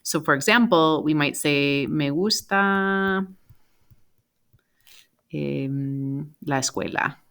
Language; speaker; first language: Spanish; non-native, fluent; English